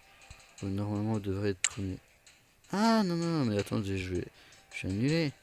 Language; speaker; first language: French; native; French